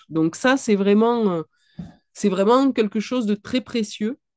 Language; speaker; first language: French; native; French